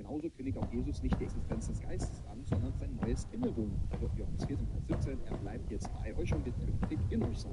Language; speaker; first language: German; native; German